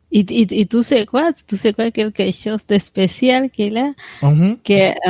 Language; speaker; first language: French; non-native, fluent; Spanish